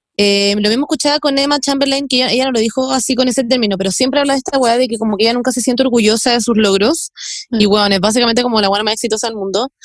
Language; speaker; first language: Spanish; native; Spanish